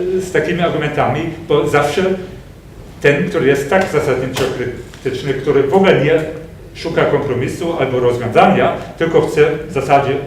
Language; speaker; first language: Polish; non-native, fluent; German